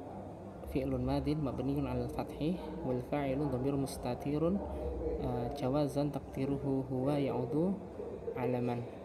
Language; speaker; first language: Arabic; non-native, fluent; Indonesian